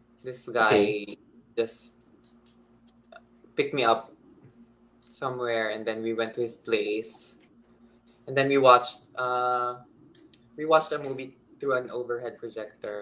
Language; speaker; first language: English; non-native, local second language; Filipino